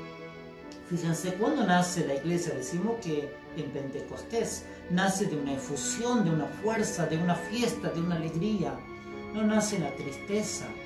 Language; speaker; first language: Spanish; native; Spanish